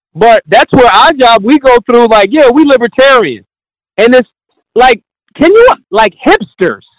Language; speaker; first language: English; native; English